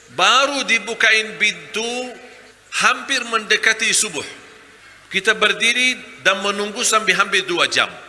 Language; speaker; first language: Malay; non-native, fluent; Arabic